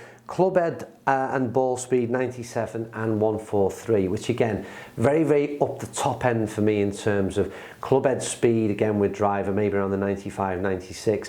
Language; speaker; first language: English; native; English